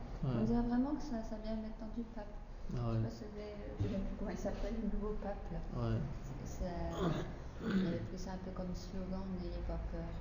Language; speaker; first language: French; native; French